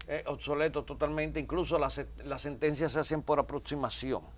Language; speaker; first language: Spanish; native; Spanish